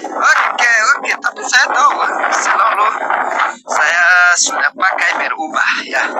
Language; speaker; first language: Indonesian; non-native, learner; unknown